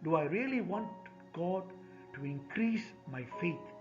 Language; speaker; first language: English; non-native, local second language; Tamil